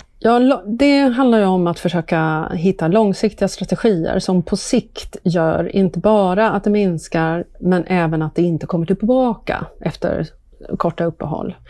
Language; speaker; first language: Swedish; native; Swedish